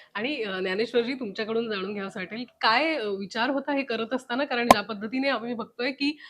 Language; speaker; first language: Marathi; native; Marathi